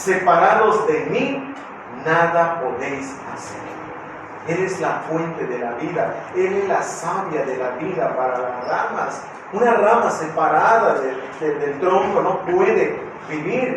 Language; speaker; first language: Spanish; native; Spanish